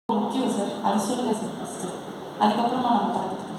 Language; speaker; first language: Tamil; native; Tamil